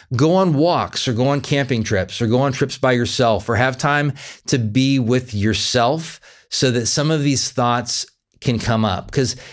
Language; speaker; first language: English; native; English